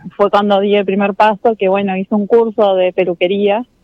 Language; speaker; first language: Spanish; native; Spanish